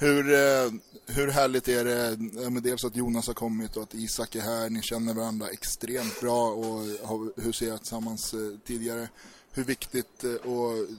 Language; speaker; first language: Swedish; native; Swedish